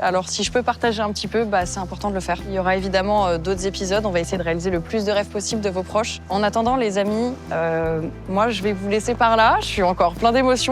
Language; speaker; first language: French; native; French